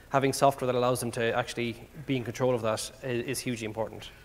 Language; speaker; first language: English; native; English